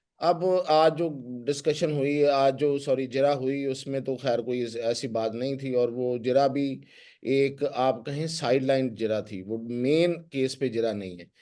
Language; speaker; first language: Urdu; non-native, local second language; Punjabi